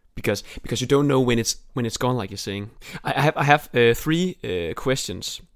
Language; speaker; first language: English; non-native, fluent; Danish